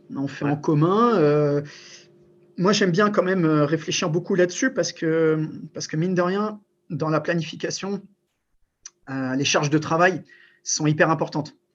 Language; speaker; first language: French; early bilingual, other home language; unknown